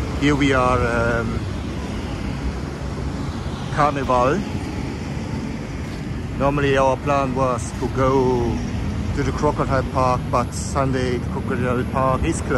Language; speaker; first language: English; non-native, learner; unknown